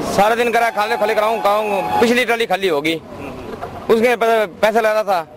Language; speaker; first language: Hindi; native; Hindi